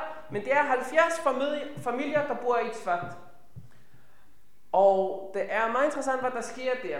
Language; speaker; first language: Danish; non-native, fluent; Hebrew